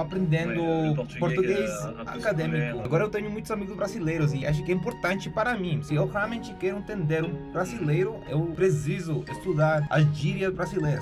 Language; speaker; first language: Portuguese; non-native, fluent; Spanish